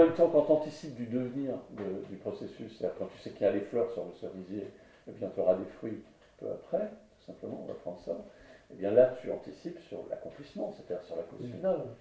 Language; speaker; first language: French; native; French